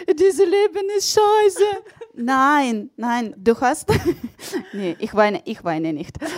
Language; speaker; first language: German; non-native, learner; Ukrainian